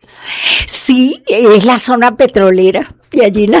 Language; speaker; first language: Spanish; native; Spanish